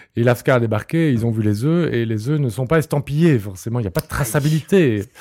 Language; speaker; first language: French; native; French